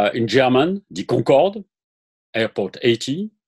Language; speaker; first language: English; non-native, fluent; French